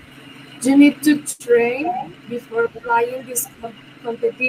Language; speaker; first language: English; non-native, learner; Spanish